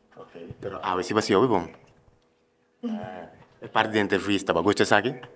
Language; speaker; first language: Dutch; non-native, local second language; Papiamento